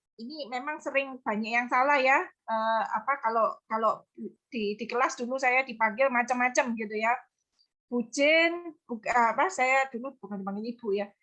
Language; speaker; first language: Indonesian; native; Indonesian